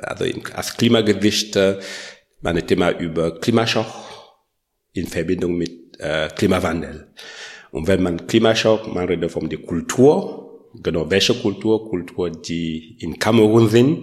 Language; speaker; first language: German; non-native, learner; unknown